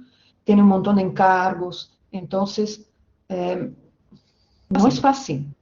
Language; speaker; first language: Spanish; non-native, fluent; Portuguese